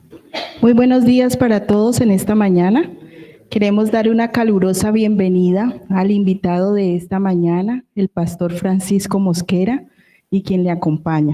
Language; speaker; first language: Spanish; native; Spanish